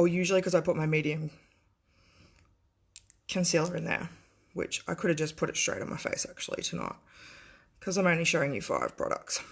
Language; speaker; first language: English; native; English